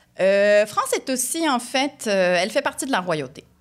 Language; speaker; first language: French; native; French